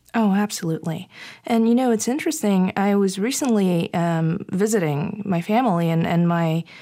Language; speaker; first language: English; non-native, fluent; Bulgarian